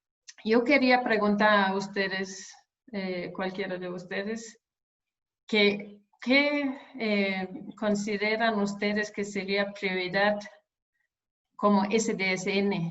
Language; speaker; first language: Spanish; non-native, fluent; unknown